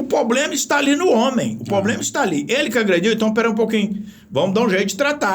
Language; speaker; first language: Portuguese; native; Portuguese